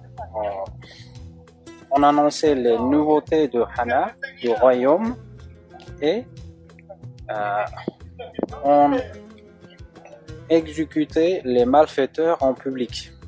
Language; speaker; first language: French; non-native, fluent; Uzbek